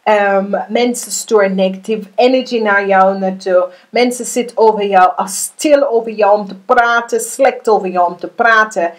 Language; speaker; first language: Dutch; non-native, learner; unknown